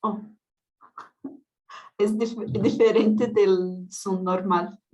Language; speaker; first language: Spanish; non-native, fluent; Portuguese